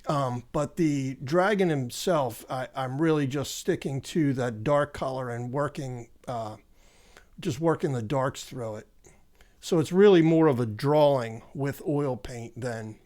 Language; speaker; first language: English; native; English